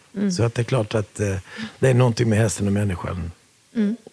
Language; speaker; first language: Swedish; early bilingual, other home language; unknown